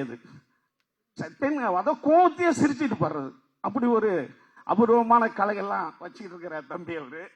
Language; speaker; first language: Tamil; native; Tamil